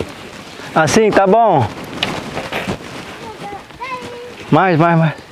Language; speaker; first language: Portuguese; non-native, learner; Vietnamese